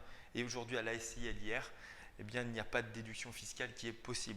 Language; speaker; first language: French; native; French